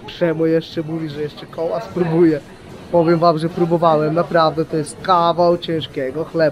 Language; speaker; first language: Polish; native; Polish